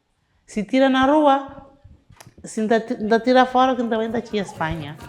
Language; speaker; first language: Portuguese; non-native, learner; Kabuverdianu